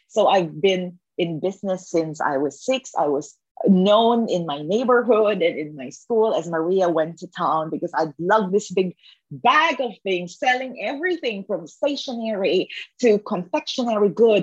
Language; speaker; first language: English; non-native, local second language; Filipino